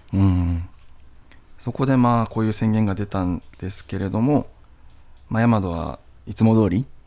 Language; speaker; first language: Japanese; native; Japanese